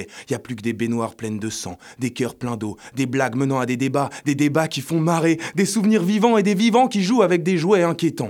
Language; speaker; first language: French; native; French